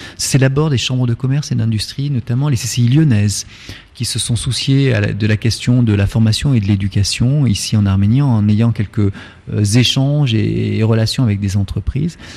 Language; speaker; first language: French; native; French